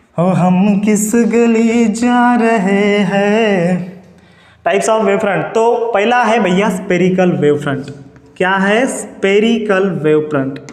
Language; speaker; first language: Hindi; non-native, local second language; Marathi